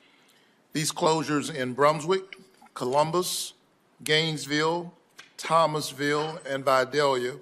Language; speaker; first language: English; native; English